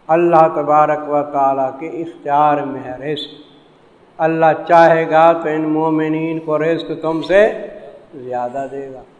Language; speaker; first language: Urdu; non-native, local second language; Saraiki